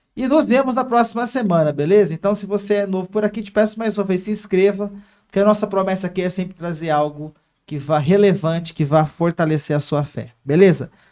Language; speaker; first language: Portuguese; native; Portuguese